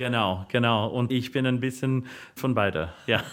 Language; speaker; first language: German; non-native, fluent; English